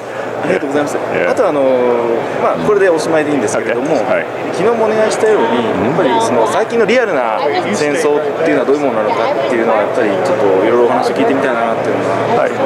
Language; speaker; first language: Japanese; native; Japanese